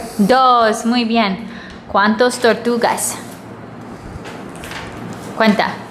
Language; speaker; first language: Spanish; non-native, learner; English